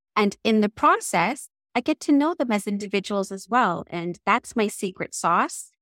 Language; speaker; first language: English; native; English